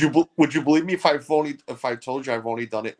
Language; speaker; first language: English; native; English